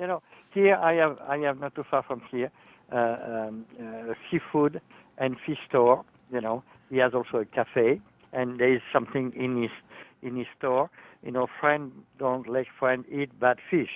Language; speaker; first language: English; non-native, fluent; French